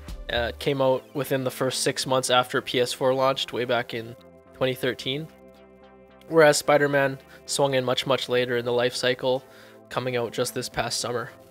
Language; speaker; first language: English; native; English